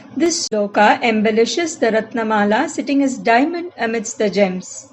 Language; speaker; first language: English; non-native, local second language; Tamil